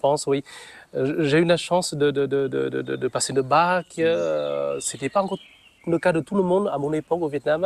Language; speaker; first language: French; non-native, fluent; Vietnamese